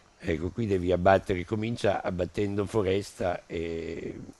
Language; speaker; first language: Italian; native; Italian